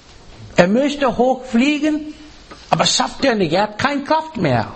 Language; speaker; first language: German; non-native, fluent; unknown